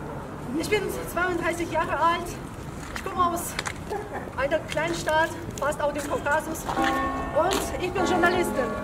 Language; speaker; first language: German; non-native, fluent; Russian